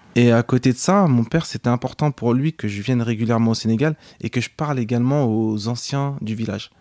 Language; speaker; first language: French; native; French